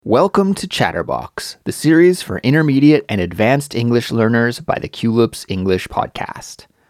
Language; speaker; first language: English; native; English